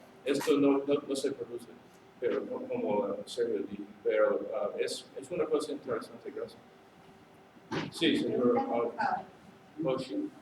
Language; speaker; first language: Spanish; non-native, learner; English